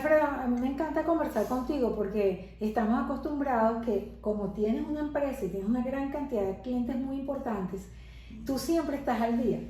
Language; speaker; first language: Spanish; native; Spanish